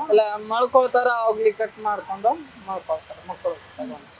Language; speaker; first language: Kannada; non-native, learner; Hindi